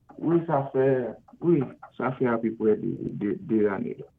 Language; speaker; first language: French; non-native, local second language; Haitian Creole